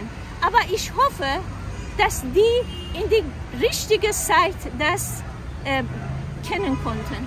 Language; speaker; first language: German; non-native, fluent; Persian